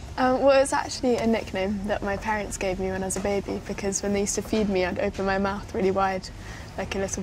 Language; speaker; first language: English; native; English